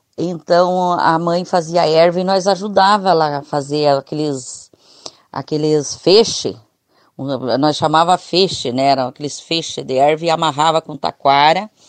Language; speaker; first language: Portuguese; native; Portuguese